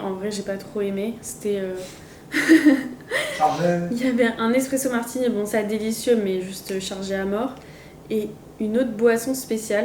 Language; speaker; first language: French; native; French